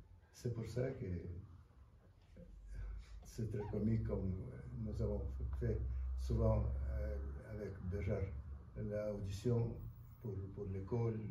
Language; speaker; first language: French; non-native, fluent; Russian